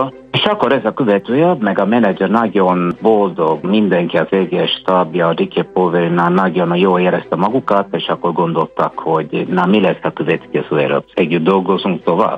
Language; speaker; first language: Hungarian; non-native, fluent; Italian